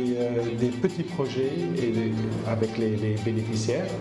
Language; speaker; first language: French; non-native, local second language; Arabic